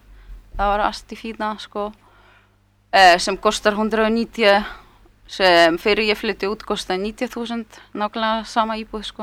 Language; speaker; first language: Icelandic; early bilingual, heritage; Polish